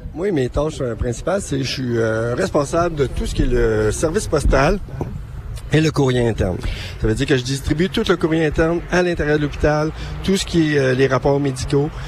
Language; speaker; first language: French; native; French